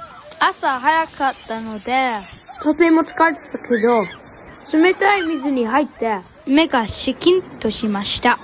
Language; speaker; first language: Japanese; non-native, fluent; English